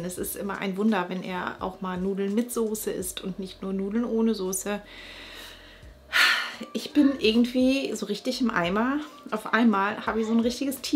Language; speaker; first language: German; native; German